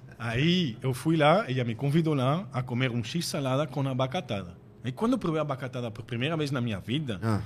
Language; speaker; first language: Portuguese; non-native, fluent; French